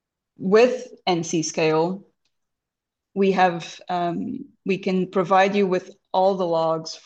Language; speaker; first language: English; non-native, fluent; Portuguese